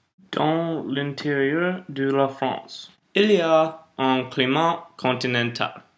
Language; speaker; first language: French; non-native, learner; English